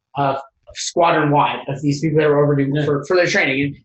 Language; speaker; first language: English; native; English